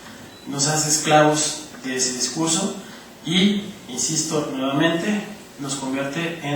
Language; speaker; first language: Spanish; native; Spanish